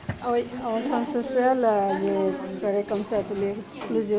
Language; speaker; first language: French; non-native, learner; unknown